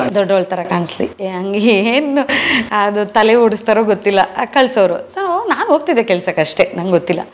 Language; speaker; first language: Kannada; native; Kannada